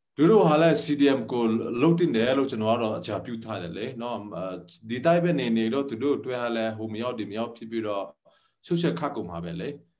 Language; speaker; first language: Burmese; non-native, local second language; Hakha Chin